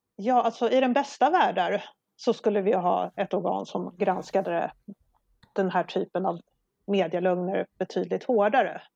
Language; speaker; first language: Swedish; non-native, local second language; Polish